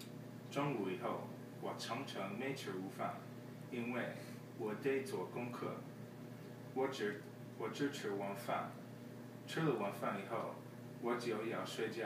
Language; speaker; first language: Chinese; non-native, learner; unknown